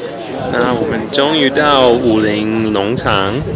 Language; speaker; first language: Chinese; non-native, learner; English